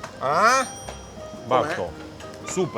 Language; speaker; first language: Russian; non-native, learner; Italian